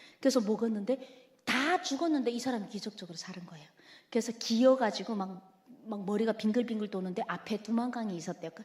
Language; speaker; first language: Korean; native; Korean